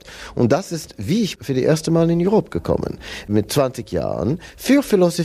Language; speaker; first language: German; non-native, fluent; English